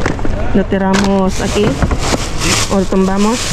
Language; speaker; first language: Spanish; non-native, fluent; Filipino